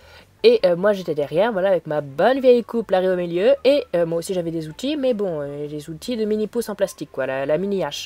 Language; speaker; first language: French; native; French